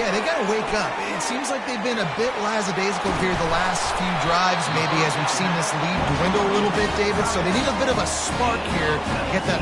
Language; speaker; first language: English; native; English